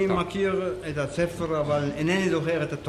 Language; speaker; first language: Hebrew; non-native, fluent; German